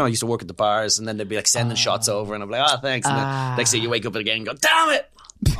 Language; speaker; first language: English; native; English